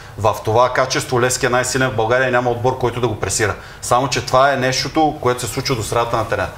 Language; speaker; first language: Bulgarian; native; Bulgarian